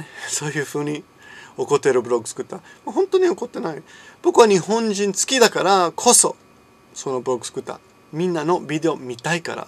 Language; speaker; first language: Japanese; non-native, fluent; English